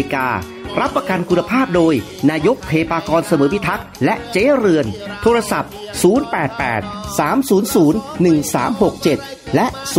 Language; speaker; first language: Thai; native; Thai